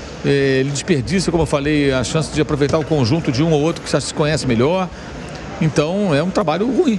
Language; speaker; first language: Portuguese; native; Portuguese